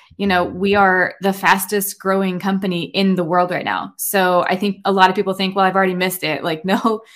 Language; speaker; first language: English; native; English